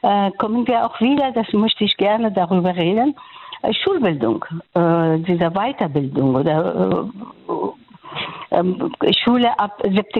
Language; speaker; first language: German; non-native, fluent; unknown